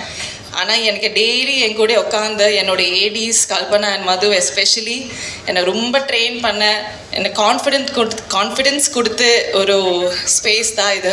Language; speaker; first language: Tamil; non-native, fluent; Malayalam